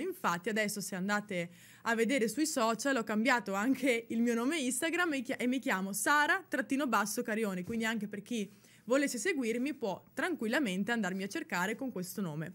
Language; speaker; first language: Italian; native; Italian